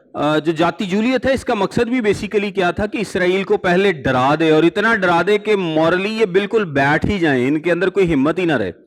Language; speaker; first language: Urdu; non-native, local second language; Punjabi